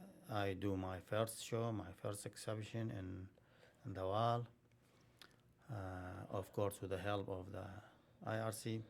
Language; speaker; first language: English; non-native, learner; Arabic